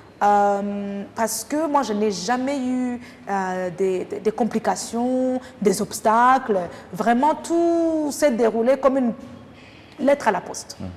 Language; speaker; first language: French; non-native, local second language; Kinyarwanda